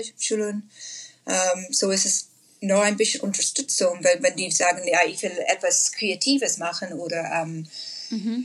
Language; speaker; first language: German; non-native, learner; English